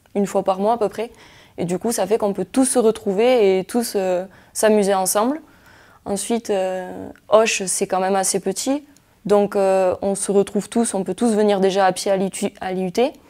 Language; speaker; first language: French; native; French